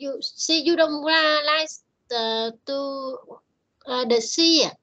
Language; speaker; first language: English; non-native, learner; Vietnamese